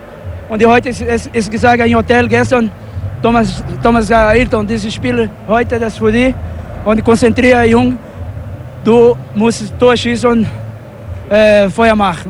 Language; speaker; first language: German; non-native, learner; Portuguese